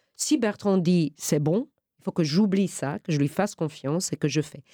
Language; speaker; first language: French; non-native, fluent; Romanian